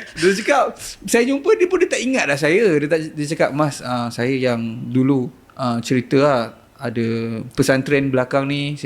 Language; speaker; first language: Malay; native; Malay